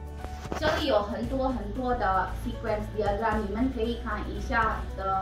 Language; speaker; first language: Chinese; non-native, learner; Indonesian